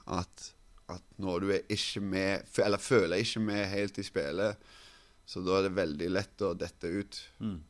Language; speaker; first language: Norwegian; non-native, fluent; Finnish